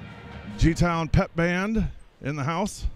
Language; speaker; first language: English; native; English